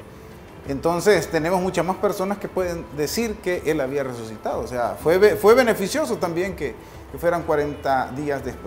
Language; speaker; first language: Spanish; native; Spanish